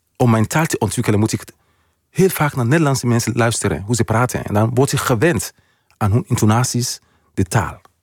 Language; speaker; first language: Dutch; non-native, fluent; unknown